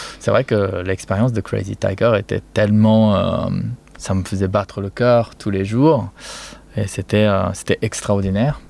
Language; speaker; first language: French; non-native, fluent; Japanese